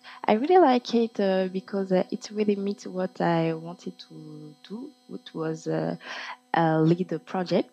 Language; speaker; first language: English; non-native, fluent; French